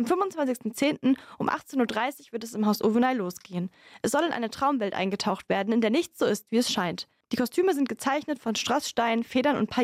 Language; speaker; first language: German; native; German